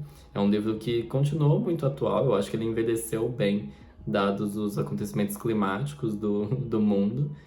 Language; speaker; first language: Portuguese; native; Portuguese